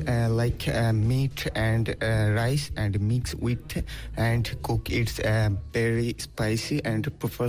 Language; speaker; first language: English; non-native, local second language; Bangla